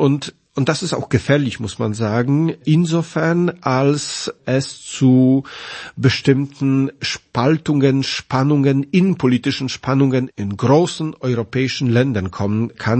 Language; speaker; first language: German; non-native, fluent; Polish